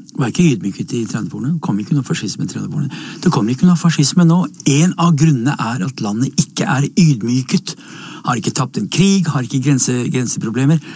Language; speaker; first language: Norwegian; native; Norwegian